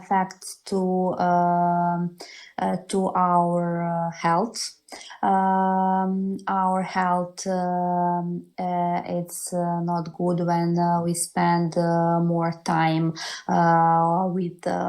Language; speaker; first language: English; non-native, learner; Serbian